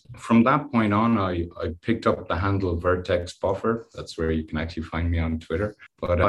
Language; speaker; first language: English; native; English